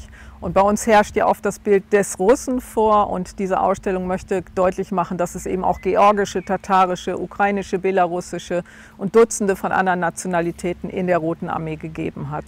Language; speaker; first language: German; native; German